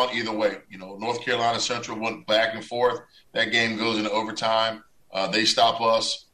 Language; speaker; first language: English; native; English